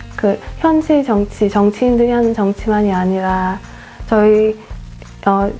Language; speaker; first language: Korean; early bilingual, other home language; English